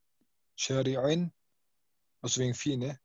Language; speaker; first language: Arabic; non-native, learner; German